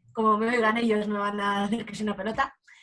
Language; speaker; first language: Spanish; native; Spanish